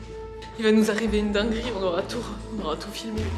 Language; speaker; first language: French; native; French